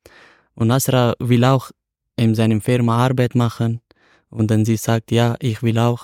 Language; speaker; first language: German; non-native, learner; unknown